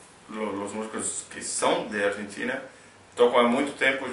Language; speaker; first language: Spanish; non-native, learner; Portuguese